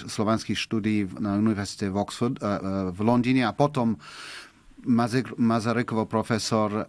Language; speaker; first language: Slovak; non-native, fluent; English